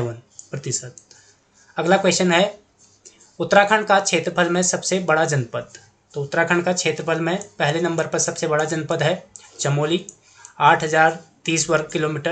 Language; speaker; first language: Hindi; native; Hindi